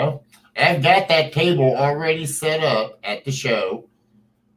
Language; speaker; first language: English; native; English